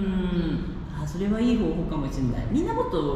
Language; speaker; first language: Japanese; native; Japanese